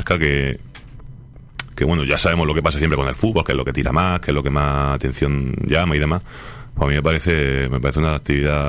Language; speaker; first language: Spanish; native; Spanish